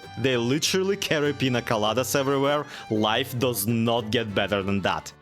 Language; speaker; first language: English; native; English